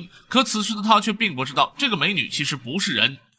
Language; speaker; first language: Chinese; native; Chinese